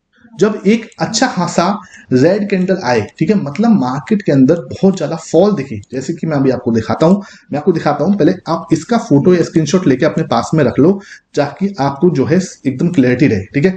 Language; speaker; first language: Hindi; native; Hindi